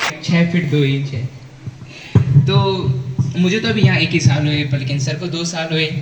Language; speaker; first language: Hindi; native; Hindi